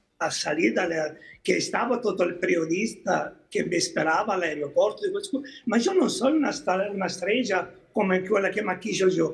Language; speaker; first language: Spanish; non-native, learner; Italian